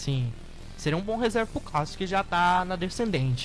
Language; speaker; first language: Portuguese; native; Portuguese